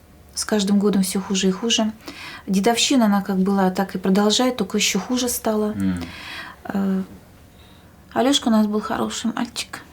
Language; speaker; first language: Russian; native; Russian